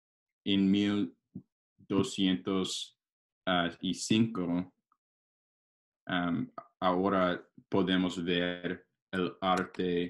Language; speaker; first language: Spanish; non-native, learner; English